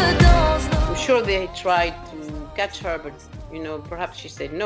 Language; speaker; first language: English; non-native, fluent; French